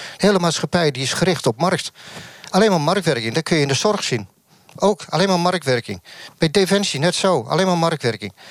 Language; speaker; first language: Dutch; native; Dutch